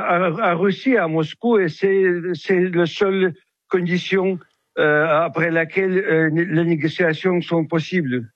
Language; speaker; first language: French; non-native, fluent; Ukrainian